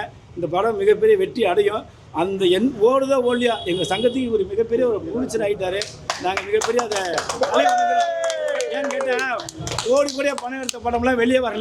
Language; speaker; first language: Tamil; native; Tamil